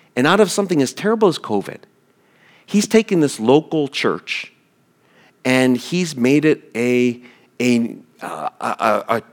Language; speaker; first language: English; native; English